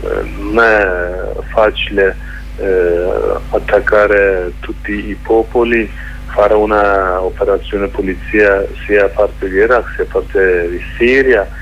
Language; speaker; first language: Italian; non-native, learner; Kurdish